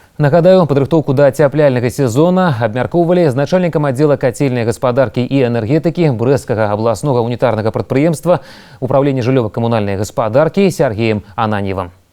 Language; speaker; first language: Belarusian; native; Belarusian